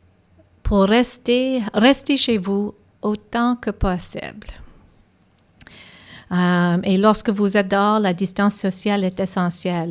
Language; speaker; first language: French; non-native, local second language; English